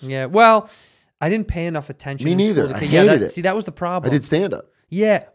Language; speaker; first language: English; native; English